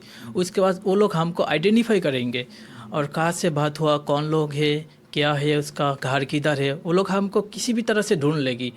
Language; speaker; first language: Hindi; non-native, learner; Bangla